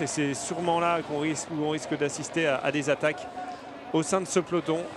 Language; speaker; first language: French; native; French